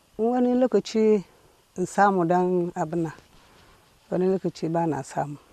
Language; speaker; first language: Hausa; non-native, local second language; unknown